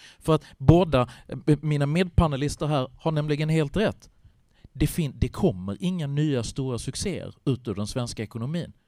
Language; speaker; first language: Swedish; native; Swedish